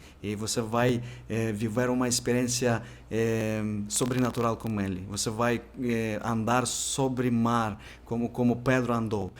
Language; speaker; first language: Portuguese; non-native, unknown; Ukrainian